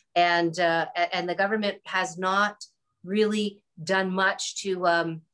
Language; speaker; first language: English; native; English